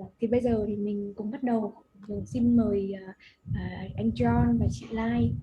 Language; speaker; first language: Vietnamese; native; Vietnamese